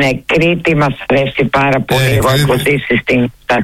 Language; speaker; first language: Greek; early bilingual, heritage; Greek